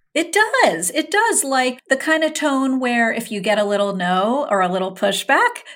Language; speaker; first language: English; early bilingual, other home language; Urdu